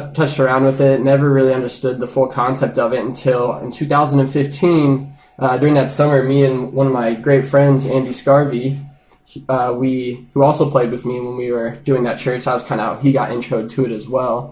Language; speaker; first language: English; native; English